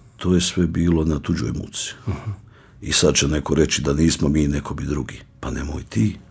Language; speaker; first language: Croatian; native; Croatian